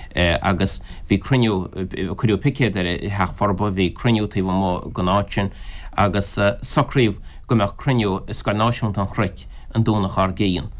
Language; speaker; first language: Irish; native; Irish